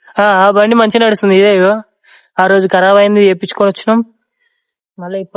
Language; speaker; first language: Telugu; native; Telugu